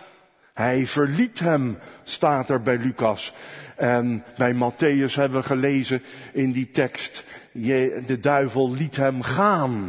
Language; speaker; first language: Dutch; native; Dutch